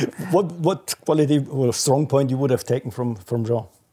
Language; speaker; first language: English; non-native, fluent; German